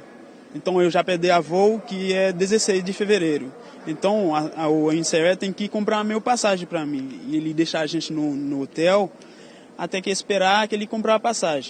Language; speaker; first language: Portuguese; non-native, learner; Haitian Creole